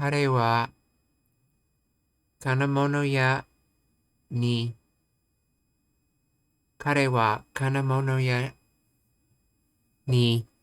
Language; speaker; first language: Japanese; non-native, learner; English